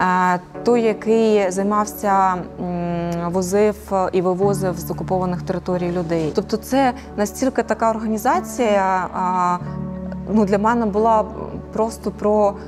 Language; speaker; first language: Ukrainian; native; Ukrainian